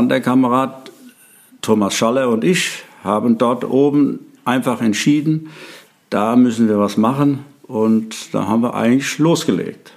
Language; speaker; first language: German; native; German